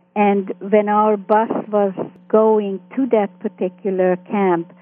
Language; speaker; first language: English; early bilingual, other home language; Hungarian